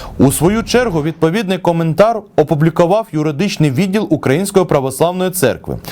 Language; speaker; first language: Ukrainian; native; Ukrainian